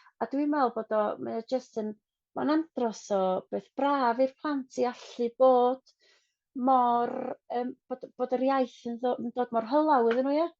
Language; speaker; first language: Welsh; non-native, local second language; English